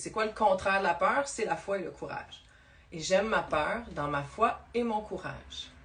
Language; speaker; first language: French; native; French